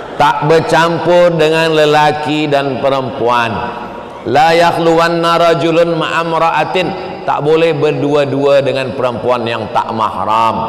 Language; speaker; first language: Malay; native; Malay